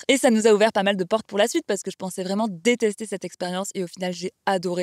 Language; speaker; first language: French; native; French